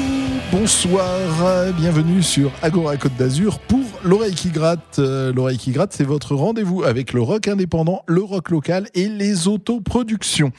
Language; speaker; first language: French; native; French